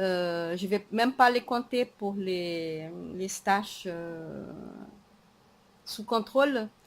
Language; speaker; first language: French; non-native, fluent; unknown